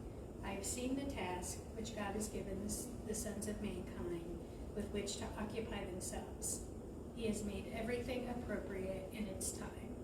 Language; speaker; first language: English; native; English